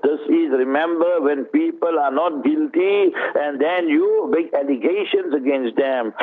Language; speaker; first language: English; early bilingual, other home language; Urdu